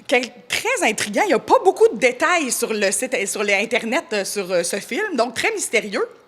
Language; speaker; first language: French; native; French